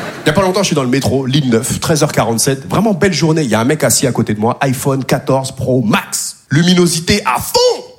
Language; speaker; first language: French; native; French